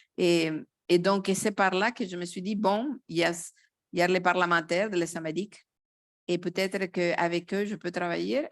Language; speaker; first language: French; non-native, fluent; Spanish